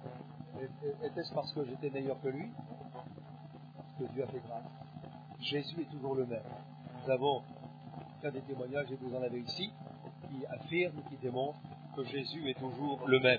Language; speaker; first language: French; native; French